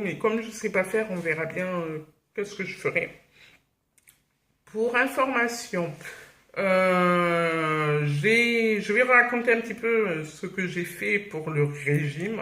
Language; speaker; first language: French; native; French